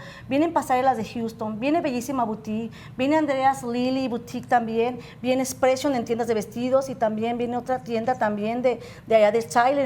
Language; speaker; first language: Spanish; native; Spanish